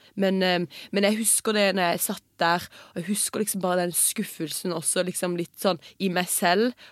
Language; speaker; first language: Norwegian; early bilingual, heritage; Norwegian